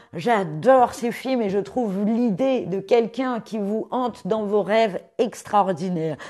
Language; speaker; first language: French; native; French